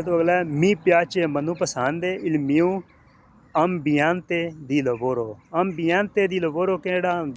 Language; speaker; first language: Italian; non-native, fluent; Punjabi